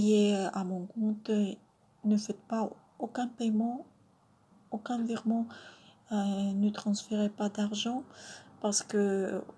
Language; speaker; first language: French; non-native, fluent; Russian